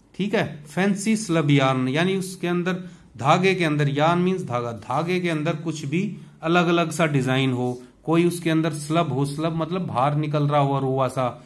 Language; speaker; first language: Hindi; native; Hindi